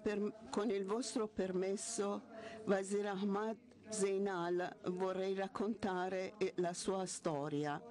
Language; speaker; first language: Italian; non-native, fluent; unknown